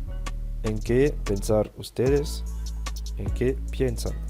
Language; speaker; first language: Spanish; non-native, fluent; French